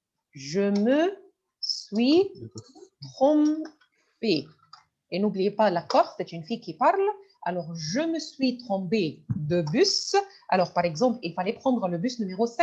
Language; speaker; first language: French; non-native, fluent; Arabic